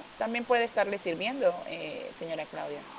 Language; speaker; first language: Spanish; native; Spanish